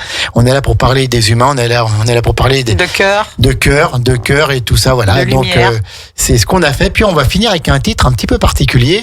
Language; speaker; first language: French; native; French